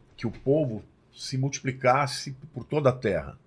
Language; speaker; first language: Portuguese; non-native, fluent; Italian